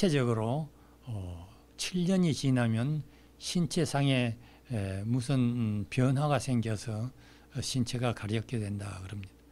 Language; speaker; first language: Korean; native; Korean